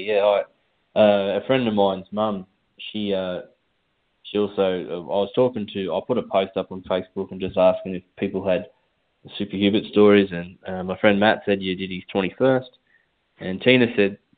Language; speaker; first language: English; native; English